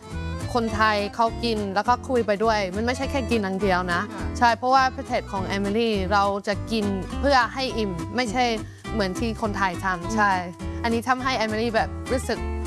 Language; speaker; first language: Thai; non-native, fluent; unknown